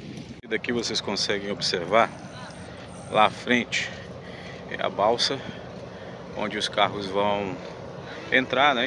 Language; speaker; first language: Portuguese; native; Portuguese